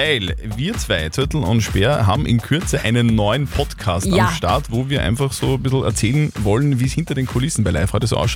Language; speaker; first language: German; native; German